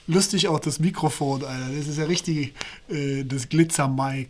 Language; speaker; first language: German; native; German